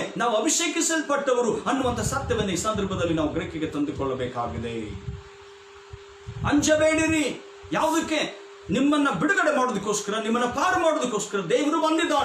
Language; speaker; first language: Kannada; native; Kannada